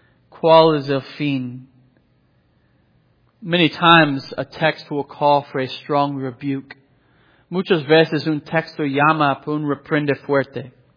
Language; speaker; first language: Spanish; non-native, fluent; English